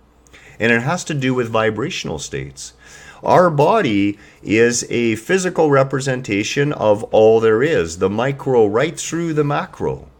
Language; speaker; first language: English; native; English